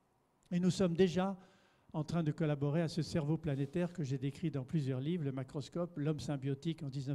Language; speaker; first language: French; native; French